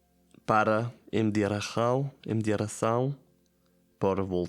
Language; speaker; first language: Portuguese; non-native, learner; German